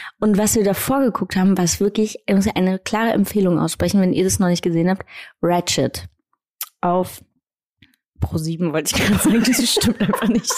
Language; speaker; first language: German; native; German